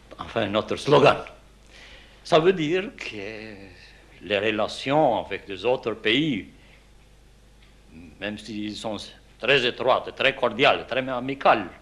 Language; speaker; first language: French; non-native, fluent; Albanian